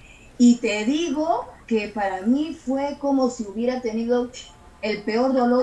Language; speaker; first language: Spanish; native; Spanish